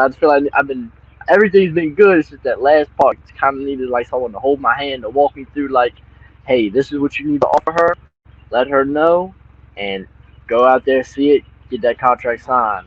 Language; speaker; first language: English; native; English